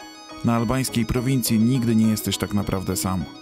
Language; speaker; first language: Polish; native; Polish